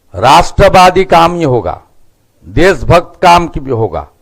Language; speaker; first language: Hindi; non-native, local second language; Bangla